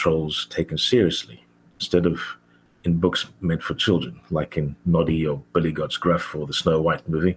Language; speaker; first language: English; native; English